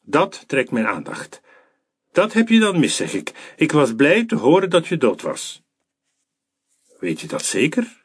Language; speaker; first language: Dutch; native; Dutch